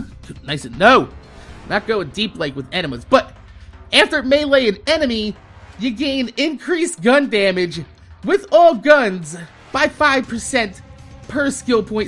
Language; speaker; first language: English; native; English